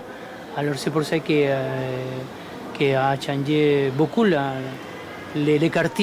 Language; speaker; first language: French; non-native, fluent; Spanish